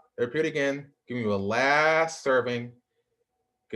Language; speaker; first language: English; native; English